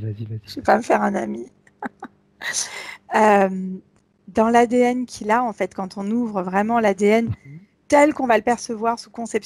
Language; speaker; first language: French; native; French